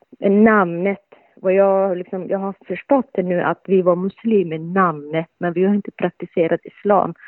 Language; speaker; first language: Swedish; non-native, fluent; Somali